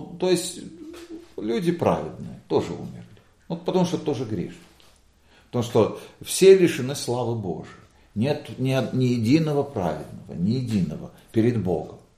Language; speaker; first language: Russian; non-native, local second language; Latvian